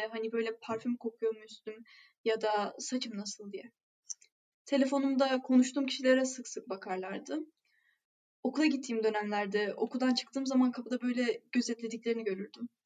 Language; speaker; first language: Turkish; native; Turkish